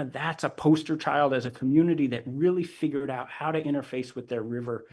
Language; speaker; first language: English; native; English